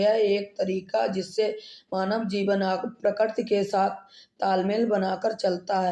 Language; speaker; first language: Hindi; native; Hindi